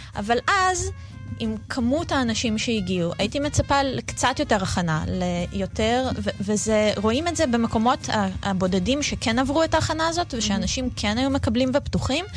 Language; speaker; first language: Hebrew; early bilingual, other home language; Russian